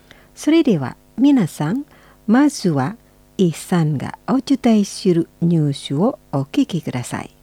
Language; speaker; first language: Japanese; non-native, fluent; Indonesian